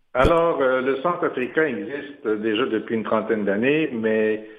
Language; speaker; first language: French; native; French